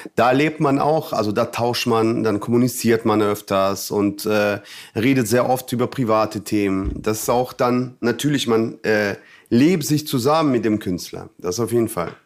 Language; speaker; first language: German; non-native, fluent; Russian